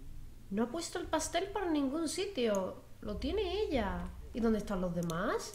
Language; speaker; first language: Spanish; native; Spanish